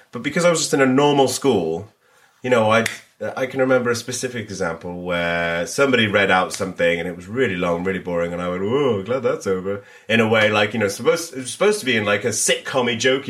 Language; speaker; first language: English; native; English